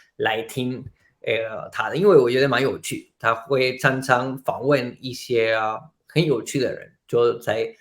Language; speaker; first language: Chinese; non-native, fluent; Spanish